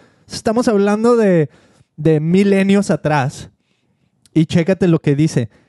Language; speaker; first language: Spanish; native; Spanish